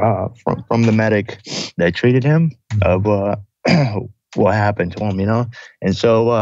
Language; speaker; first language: English; early bilingual, other home language; Russian